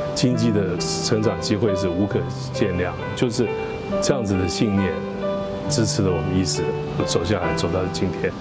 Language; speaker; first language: Chinese; native; Chinese